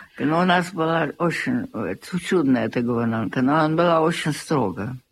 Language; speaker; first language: Russian; early bilingual, heritage; Russian